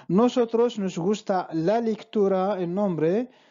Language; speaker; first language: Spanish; non-native, fluent; Arabic